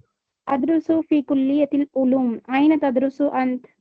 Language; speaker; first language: Arabic; non-native, learner; Tamil